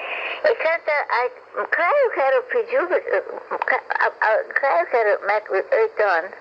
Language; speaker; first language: Italian; early bilingual, heritage; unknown